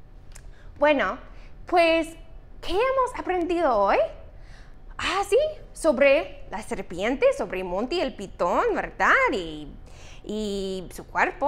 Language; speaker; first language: Spanish; non-native, fluent; English